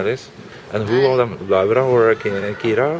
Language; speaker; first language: English; non-native, fluent; Norwegian